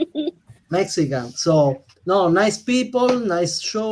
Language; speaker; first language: English; non-native, learner; Italian